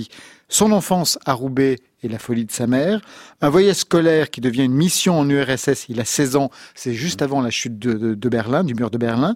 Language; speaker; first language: French; native; French